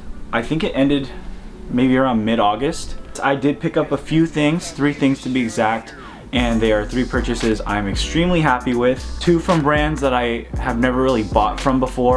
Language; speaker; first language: English; native; English